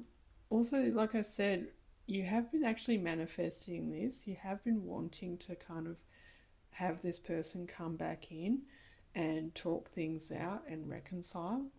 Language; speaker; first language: English; native; English